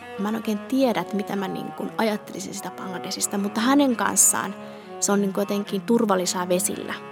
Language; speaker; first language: Finnish; early bilingual, other home language; Bangla